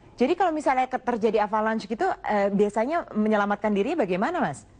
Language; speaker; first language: Indonesian; native; Indonesian